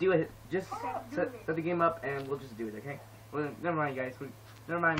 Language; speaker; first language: English; native; English